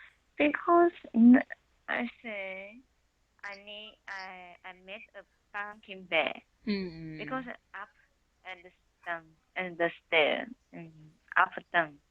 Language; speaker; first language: English; non-native, learner; Chinese